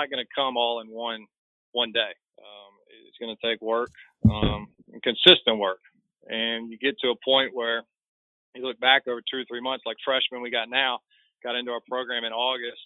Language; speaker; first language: English; native; English